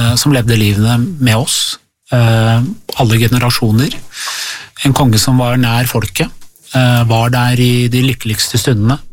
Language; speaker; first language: Norwegian; early bilingual, other home language; Persian